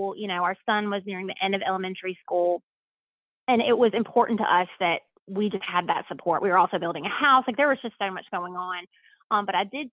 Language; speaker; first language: English; native; English